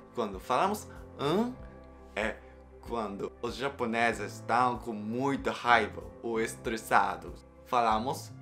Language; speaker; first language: Portuguese; non-native, learner; Japanese